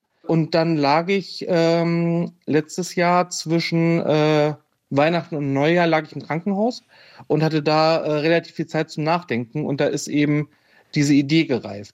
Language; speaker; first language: German; native; German